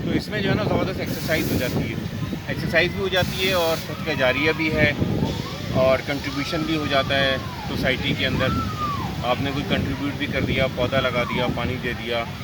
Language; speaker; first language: Urdu; native; Urdu